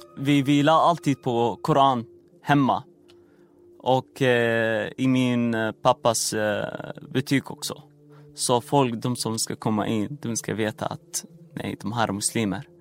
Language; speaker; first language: Swedish; non-native, fluent; Arabic